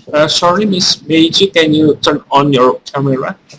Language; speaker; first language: English; non-native, fluent; Indonesian